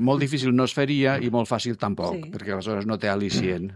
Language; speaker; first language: Catalan; non-native, fluent; Spanish